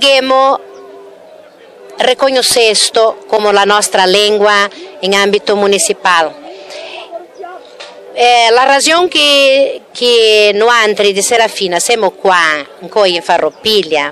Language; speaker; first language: Italian; early bilingual, heritage; Italian